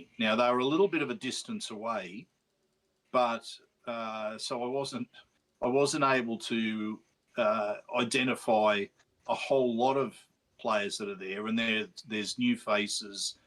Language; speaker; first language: English; native; English